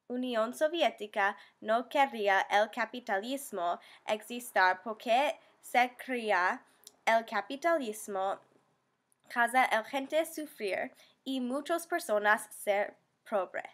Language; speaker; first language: Spanish; non-native, learner; English